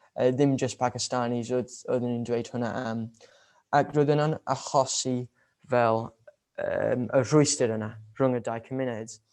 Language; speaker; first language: Welsh; non-native, local second language; English